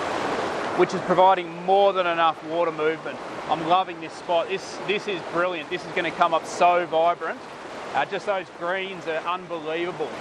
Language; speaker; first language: English; native; English